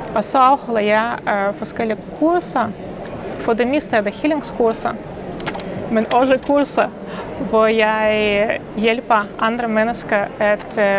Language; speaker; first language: Danish; non-native, fluent; Russian